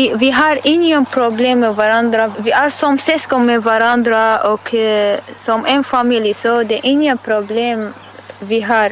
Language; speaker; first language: Swedish; non-native, learner; Arabic